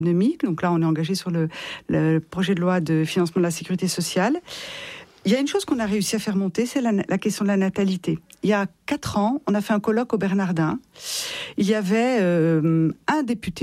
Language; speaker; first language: French; native; French